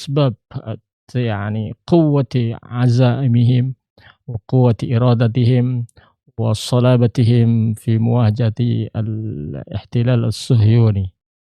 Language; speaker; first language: Arabic; non-native, fluent; Indonesian